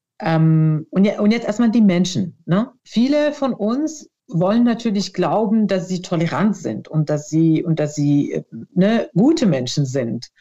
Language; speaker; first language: German; non-native, fluent; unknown